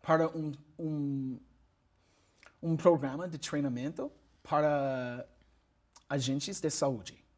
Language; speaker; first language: Portuguese; non-native, learner; English